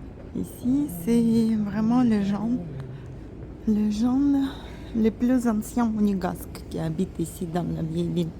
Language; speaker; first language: French; non-native, fluent; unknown